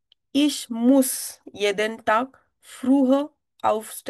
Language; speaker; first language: German; non-native, fluent; Marathi